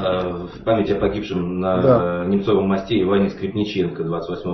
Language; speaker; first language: Russian; native; Russian